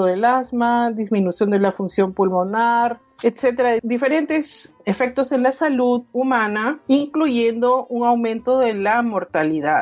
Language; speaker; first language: Spanish; native; Spanish